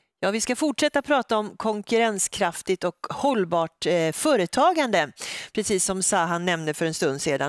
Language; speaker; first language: Swedish; native; Swedish